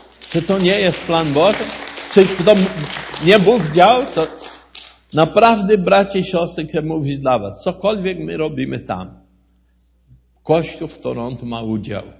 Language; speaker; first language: Polish; non-native, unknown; Portuguese